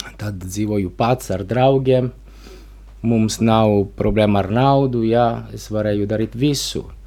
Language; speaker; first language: Latvian; non-native, learner; Italian